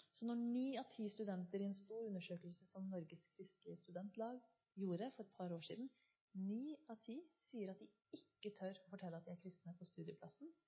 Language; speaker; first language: Norwegian; native; Norwegian